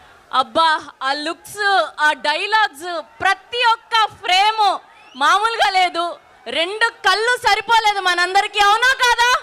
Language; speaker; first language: Telugu; native; Telugu